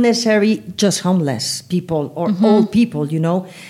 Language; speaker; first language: English; non-native, learner; Spanish